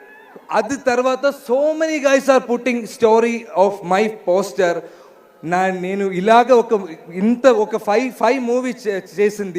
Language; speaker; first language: Telugu; non-native, learner; Malayalam